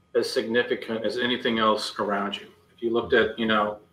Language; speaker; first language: English; native; English